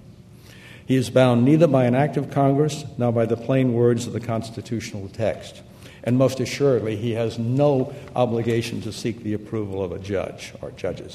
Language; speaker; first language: English; native; English